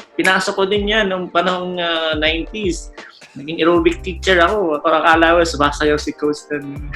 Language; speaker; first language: Filipino; native; Filipino